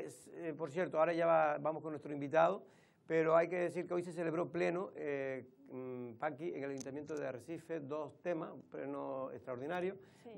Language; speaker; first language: Spanish; native; Spanish